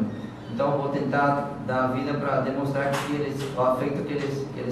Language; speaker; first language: Portuguese; non-native, fluent; Spanish